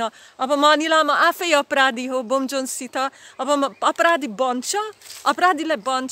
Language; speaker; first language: Nepali; non-native, learner; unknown